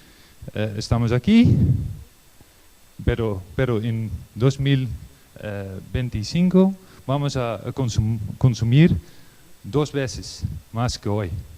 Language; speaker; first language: Spanish; non-native, learner; Dutch